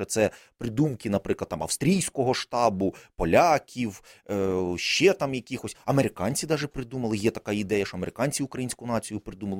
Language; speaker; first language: Ukrainian; native; Ukrainian